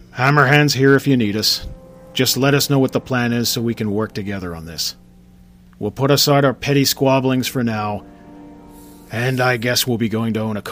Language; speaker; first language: English; native; English